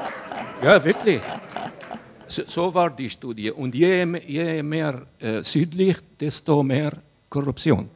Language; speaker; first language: German; non-native, learner; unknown